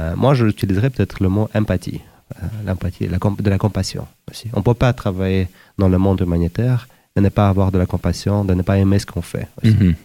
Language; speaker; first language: French; non-native, fluent; Uzbek